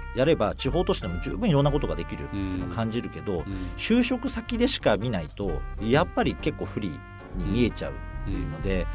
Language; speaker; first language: Japanese; native; Japanese